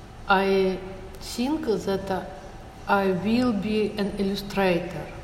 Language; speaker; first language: English; non-native, learner; Russian